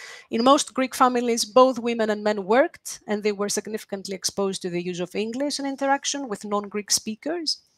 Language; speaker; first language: English; non-native, fluent; Greek